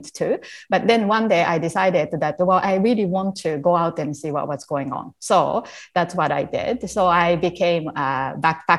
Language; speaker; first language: English; non-native, fluent; Japanese